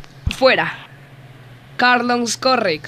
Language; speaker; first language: Spanish; native; Spanish